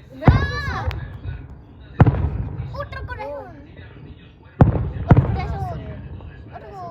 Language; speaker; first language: Spanish; early bilingual, other home language; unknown